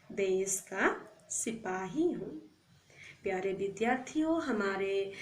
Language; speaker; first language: Hindi; non-native, local second language; Assamese